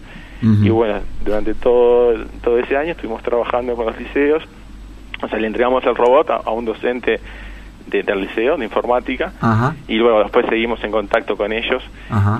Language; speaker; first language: Spanish; native; Spanish